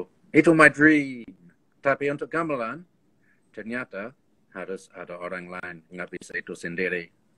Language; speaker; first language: Indonesian; non-native, learner; English